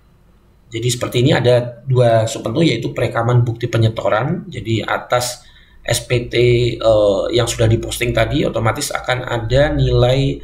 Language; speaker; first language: Indonesian; native; Indonesian